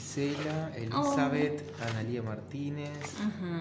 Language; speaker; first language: Spanish; native; Spanish